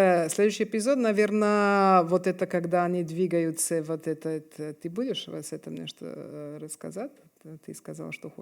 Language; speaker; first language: Russian; non-native, fluent; Serbian